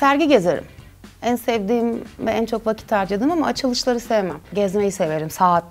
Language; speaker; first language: Turkish; native; Turkish